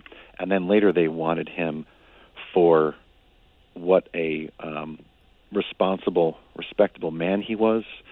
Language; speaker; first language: English; native; English